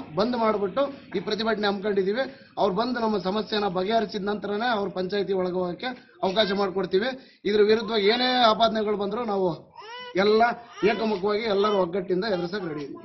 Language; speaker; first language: Kannada; non-native, local second language; Lambadi